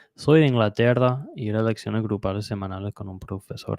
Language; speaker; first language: Spanish; non-native, fluent; English